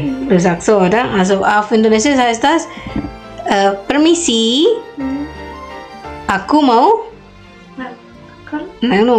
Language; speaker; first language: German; non-native, learner; Indonesian